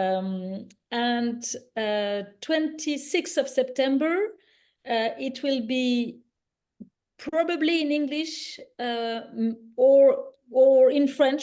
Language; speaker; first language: English; non-native, fluent; French